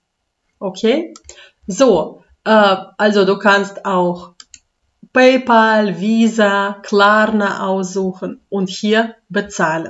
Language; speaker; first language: German; non-native, fluent; Russian